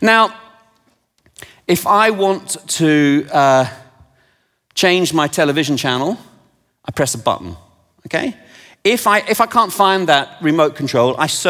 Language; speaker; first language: English; native; English